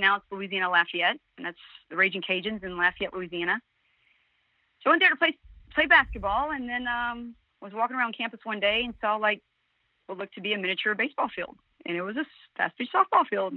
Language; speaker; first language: English; native; English